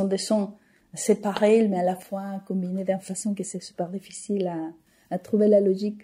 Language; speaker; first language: French; non-native, fluent; Spanish